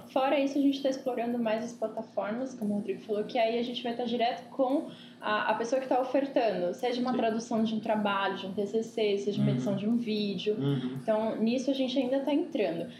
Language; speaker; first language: Portuguese; native; Portuguese